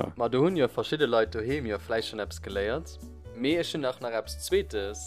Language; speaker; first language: Luxembourgish; early bilingual, other home language; English